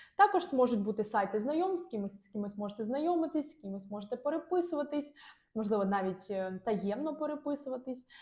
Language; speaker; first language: Ukrainian; non-native, local second language; Russian